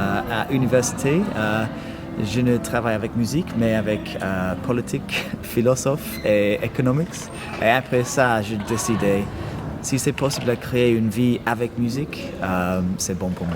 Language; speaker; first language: French; non-native, learner; English